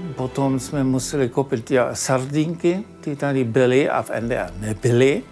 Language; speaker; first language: Czech; non-native, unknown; German